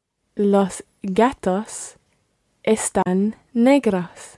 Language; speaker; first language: Spanish; non-native, learner; English